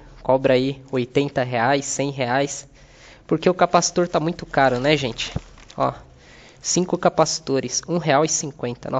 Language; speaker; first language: Portuguese; native; Portuguese